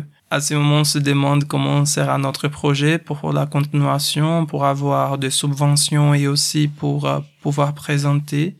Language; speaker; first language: French; non-native, fluent; Portuguese